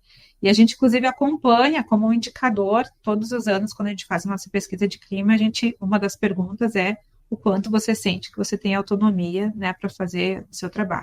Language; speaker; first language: Portuguese; native; Portuguese